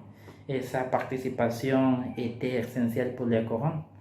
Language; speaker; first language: French; non-native, learner; Spanish